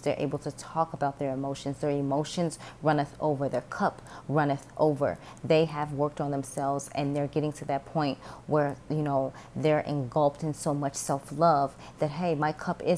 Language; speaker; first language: English; native; English